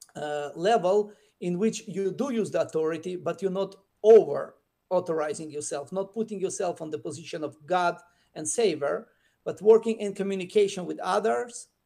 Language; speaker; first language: English; non-native, fluent; Russian